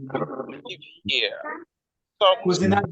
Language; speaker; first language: English; non-native, learner; Haitian Creole